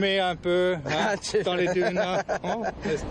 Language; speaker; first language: French; non-native, fluent; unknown